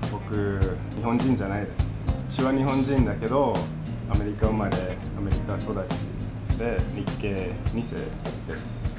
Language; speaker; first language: Japanese; early bilingual, other home language; English